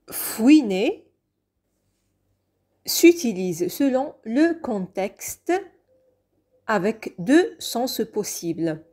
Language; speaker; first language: French; non-native, fluent; Arabic